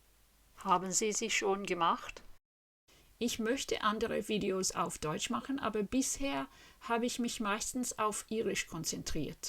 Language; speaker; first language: German; non-native, fluent; English